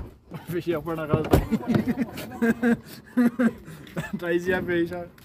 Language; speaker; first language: Portuguese; native; Portuguese